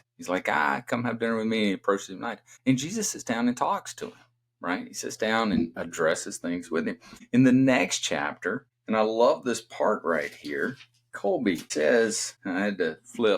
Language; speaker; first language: English; native; English